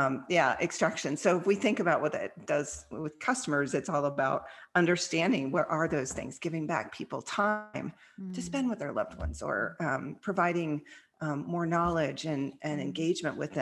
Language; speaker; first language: English; native; English